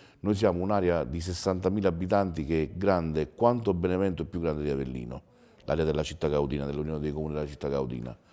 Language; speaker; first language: Italian; native; Italian